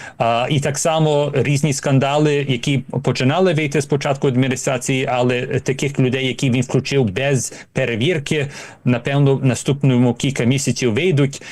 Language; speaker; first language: Ukrainian; early bilingual, heritage; Ukrainian